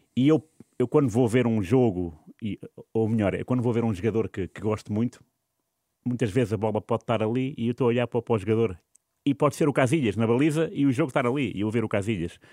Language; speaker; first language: Portuguese; native; Portuguese